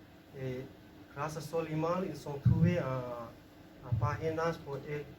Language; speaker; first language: French; non-native, learner; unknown